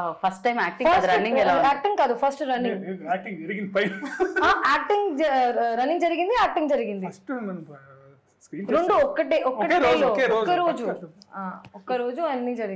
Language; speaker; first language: Telugu; native; Telugu